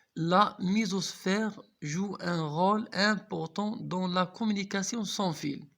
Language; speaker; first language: French; non-native, local second language; Arabic